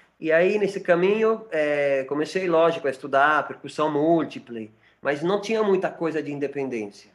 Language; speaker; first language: Portuguese; non-native, fluent; Spanish